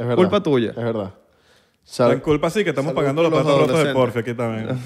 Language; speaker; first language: Spanish; native; Spanish